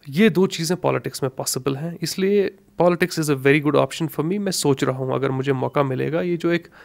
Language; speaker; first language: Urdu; non-native, local second language; Kashmiri